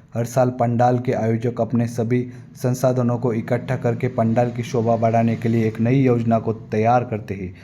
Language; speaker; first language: Hindi; non-native, local second language; Marathi